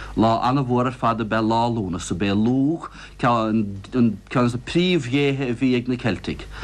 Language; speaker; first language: Irish; native; Irish